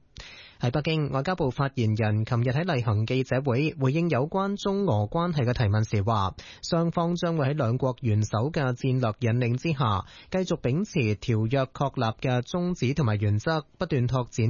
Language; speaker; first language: Cantonese; native; Cantonese